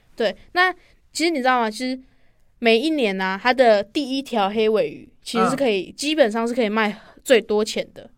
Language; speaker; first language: Chinese; native; Chinese